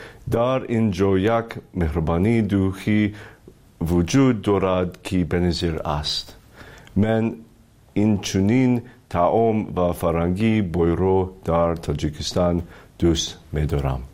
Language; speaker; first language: Persian; non-native, learner; English